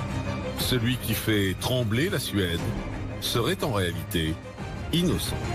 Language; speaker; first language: French; native; French